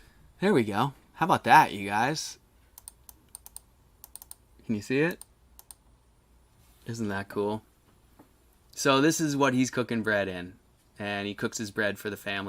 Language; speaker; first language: English; native; English